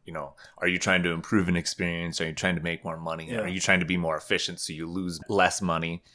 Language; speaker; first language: English; native; English